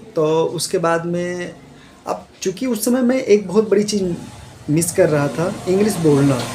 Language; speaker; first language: Hindi; native; Hindi